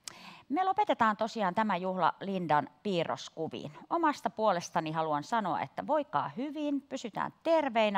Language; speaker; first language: Finnish; native; Finnish